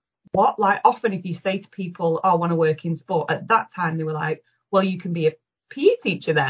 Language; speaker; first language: English; native; English